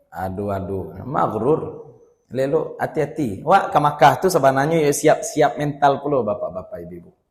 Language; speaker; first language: Malay; non-native, local second language; Minangkabau